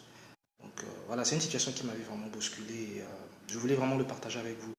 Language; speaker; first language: French; non-native, local second language; Lingala